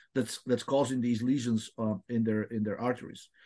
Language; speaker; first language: English; non-native, fluent; Bulgarian